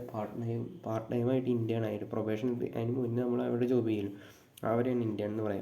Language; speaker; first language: Malayalam; native; Malayalam